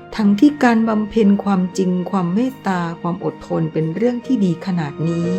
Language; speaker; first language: Thai; non-native, fluent; Chinese